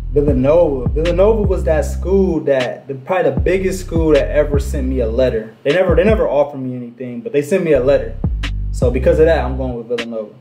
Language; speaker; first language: English; native; English